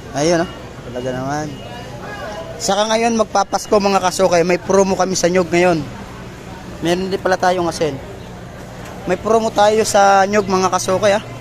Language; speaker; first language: Filipino; native; Filipino